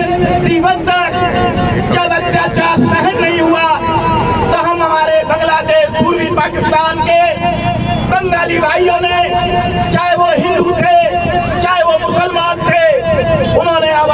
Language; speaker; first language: Hindi; non-native, local second language; Bangla